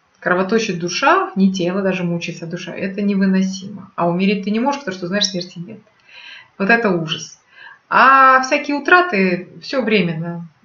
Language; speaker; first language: Russian; native; Russian